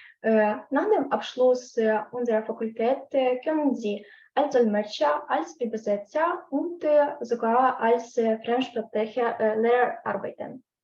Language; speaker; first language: German; non-native, learner; Ukrainian